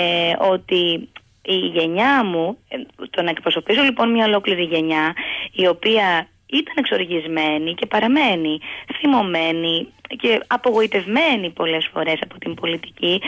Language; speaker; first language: Greek; native; Greek